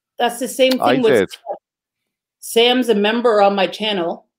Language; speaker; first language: English; native; English